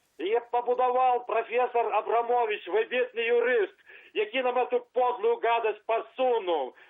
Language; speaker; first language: Belarusian; native; Belarusian